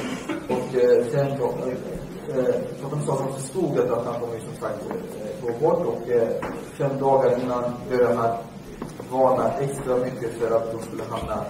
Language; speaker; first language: Swedish; early bilingual, other home language; Arabic